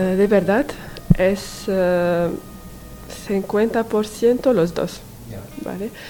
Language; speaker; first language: Spanish; non-native, learner; Arabic